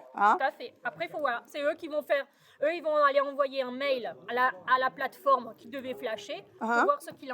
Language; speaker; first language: French; native; French